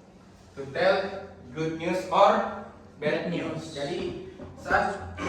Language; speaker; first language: English; non-native, learner; Indonesian